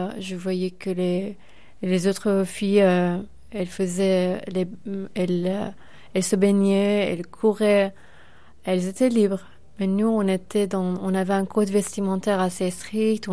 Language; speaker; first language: French; non-native, fluent; Persian